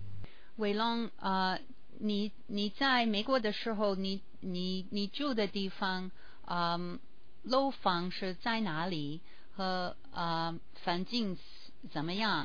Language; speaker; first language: Chinese; non-native, learner; English